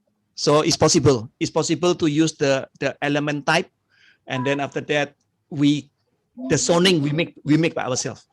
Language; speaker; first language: English; non-native, fluent; Indonesian